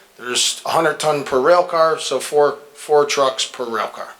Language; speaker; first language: English; native; English